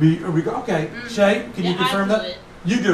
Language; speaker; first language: English; native; English